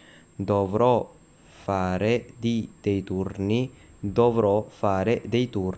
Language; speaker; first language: Italian; non-native, learner; Urdu